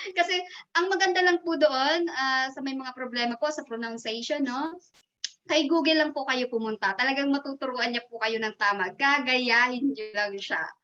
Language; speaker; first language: Filipino; non-native, local second language; Masbatenyo